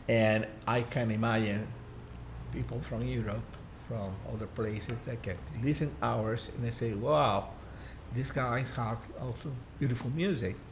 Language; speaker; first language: English; non-native, fluent; Spanish